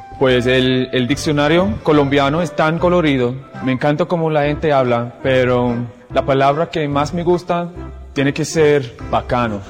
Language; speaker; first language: Spanish; non-native, fluent; English